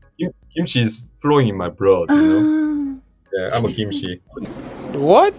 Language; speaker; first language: English; non-native, learner; Korean